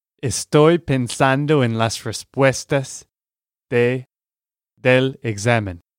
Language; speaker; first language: Spanish; non-native, learner; English